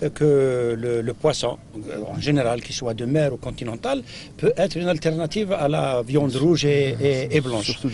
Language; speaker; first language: French; non-native, local second language; Arabic